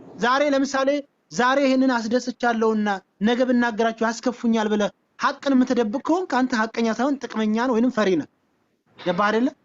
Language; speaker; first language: Amharic; non-native, local second language; Oromo